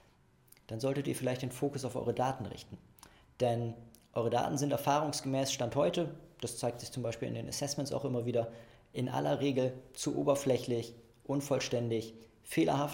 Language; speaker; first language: German; native; German